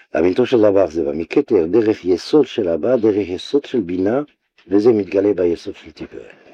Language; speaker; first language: Hebrew; non-native, fluent; French